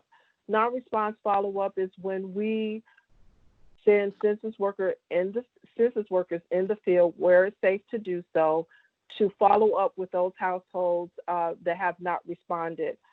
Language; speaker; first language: English; native; English